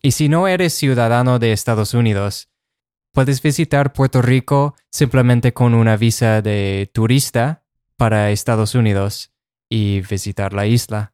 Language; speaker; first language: Spanish; non-native, fluent; English